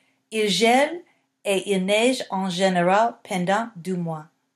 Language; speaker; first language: French; non-native, learner; English